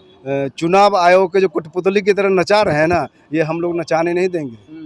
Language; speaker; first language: Hindi; native; Hindi